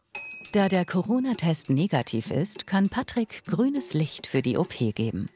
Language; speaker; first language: German; native; German